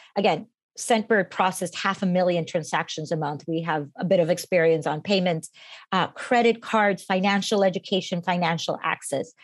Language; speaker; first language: English; non-native, fluent; Spanish